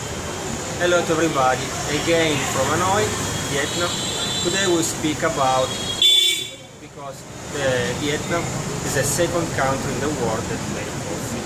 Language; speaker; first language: English; non-native, learner; Italian